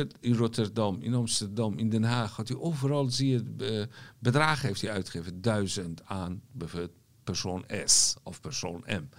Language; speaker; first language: Dutch; non-native, fluent; Persian